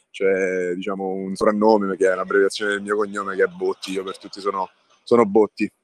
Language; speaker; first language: Italian; native; Italian